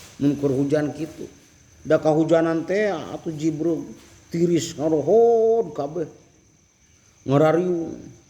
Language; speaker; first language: Sundanese; native; Sundanese